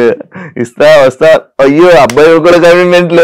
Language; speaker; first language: Telugu; native; Telugu